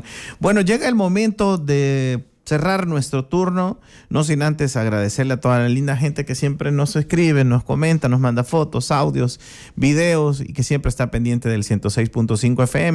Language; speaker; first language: Spanish; native; Spanish